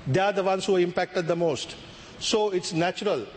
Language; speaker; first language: English; non-native, local second language; Sinhala